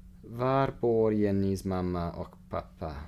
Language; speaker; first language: Swedish; non-native, learner; English